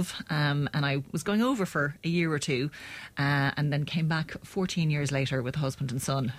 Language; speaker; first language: English; native; English